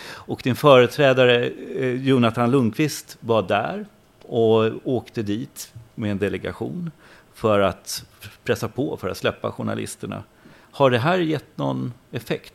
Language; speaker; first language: Swedish; native; Swedish